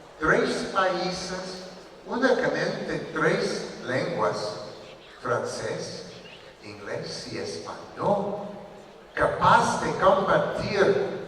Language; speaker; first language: Spanish; non-native, learner; English